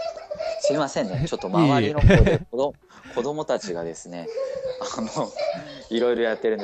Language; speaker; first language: Japanese; native; Japanese